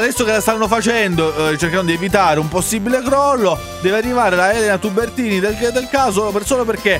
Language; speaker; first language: Italian; native; Italian